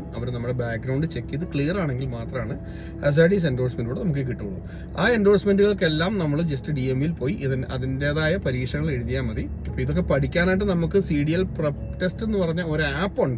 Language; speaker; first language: Malayalam; native; Malayalam